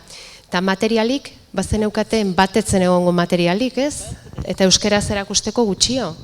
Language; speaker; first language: Basque; native; Basque